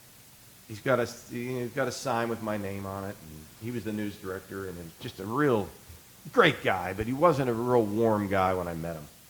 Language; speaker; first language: English; native; English